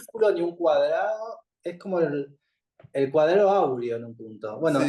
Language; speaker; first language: Spanish; native; Spanish